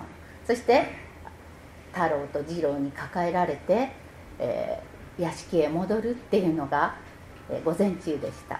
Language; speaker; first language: Japanese; native; Japanese